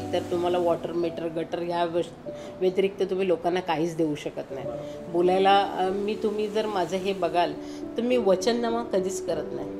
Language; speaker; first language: Marathi; non-native, local second language; Kannada